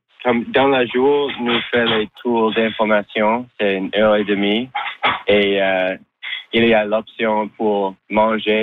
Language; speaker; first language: French; non-native, learner; English